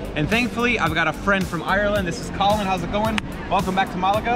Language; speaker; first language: English; native; English